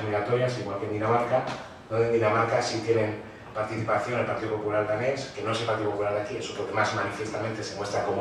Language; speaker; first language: Spanish; native; Spanish